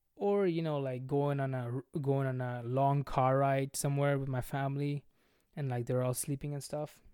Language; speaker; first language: English; non-native, local second language; Bangla